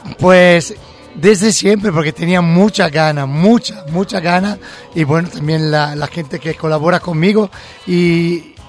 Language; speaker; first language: Spanish; non-native, fluent; Italian